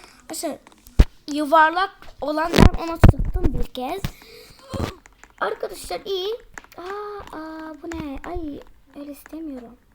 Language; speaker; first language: Turkish; early bilingual, heritage; Turkish